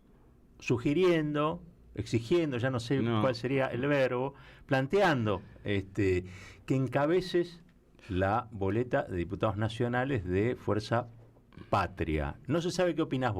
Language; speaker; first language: Spanish; native; Spanish